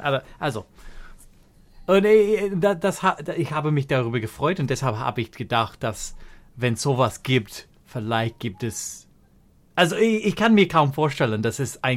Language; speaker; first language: German; non-native, fluent; English